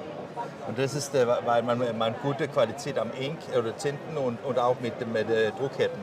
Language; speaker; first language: German; non-native, learner; Danish